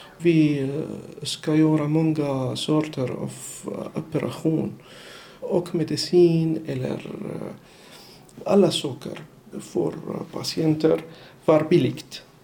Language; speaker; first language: Swedish; non-native, learner; Arabic